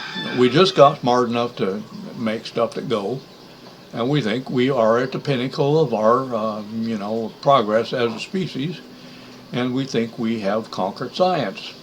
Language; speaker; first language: English; native; English